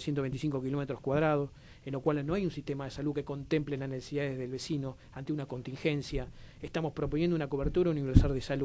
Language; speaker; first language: Spanish; native; Spanish